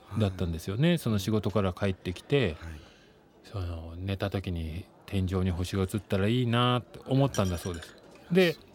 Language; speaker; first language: Japanese; native; Japanese